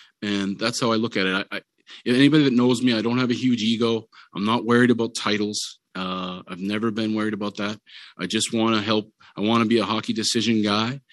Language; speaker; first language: English; native; English